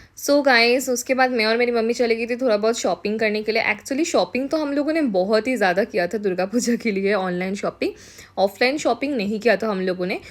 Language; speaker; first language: Hindi; non-native, local second language; Bangla